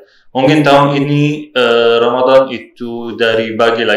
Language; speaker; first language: Indonesian; non-native, learner; Arabic